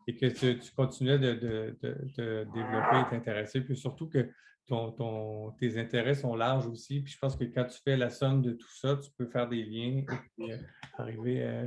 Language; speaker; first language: French; native; French